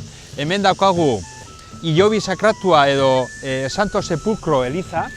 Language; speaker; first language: Basque; native; Basque